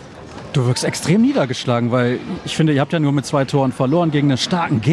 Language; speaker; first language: German; native; German